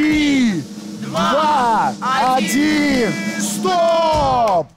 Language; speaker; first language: Russian; native; Russian